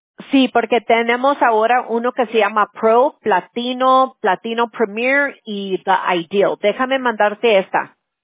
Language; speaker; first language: Spanish; early bilingual, heritage; Spanish